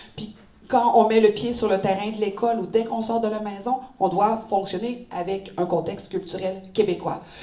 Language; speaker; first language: French; native; French